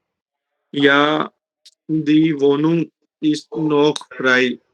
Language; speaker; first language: German; non-native, learner; Urdu